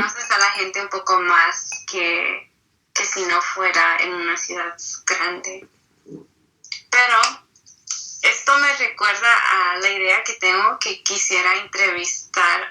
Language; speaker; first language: Spanish; early bilingual, heritage; Spanish